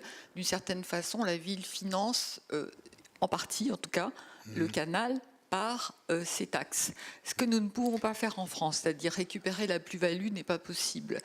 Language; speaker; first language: French; native; French